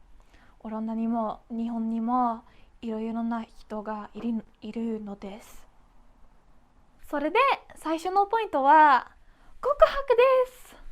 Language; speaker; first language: Japanese; non-native, fluent; Dutch